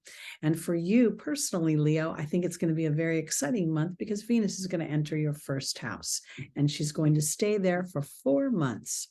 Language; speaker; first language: English; native; English